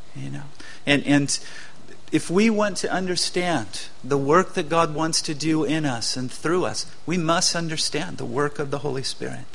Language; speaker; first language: English; native; English